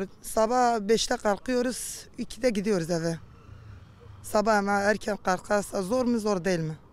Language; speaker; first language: Turkish; non-native, local second language; Kurdish